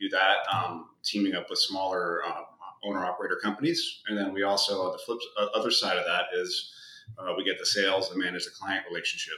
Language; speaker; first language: English; native; English